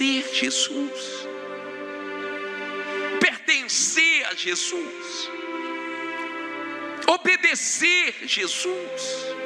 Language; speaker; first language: Portuguese; native; Portuguese